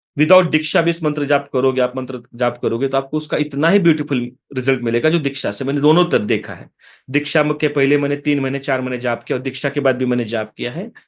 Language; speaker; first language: Hindi; non-native, local second language; Marathi